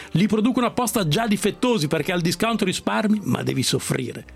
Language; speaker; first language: Italian; native; Italian